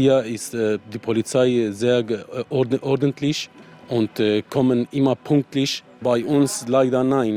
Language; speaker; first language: German; non-native, learner; Arabic